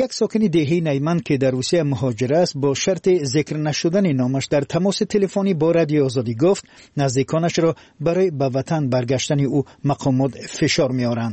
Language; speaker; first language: Persian; native; Persian